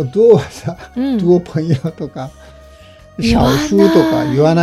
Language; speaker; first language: Japanese; native; Japanese